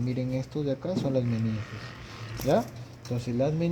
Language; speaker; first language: Spanish; native; Spanish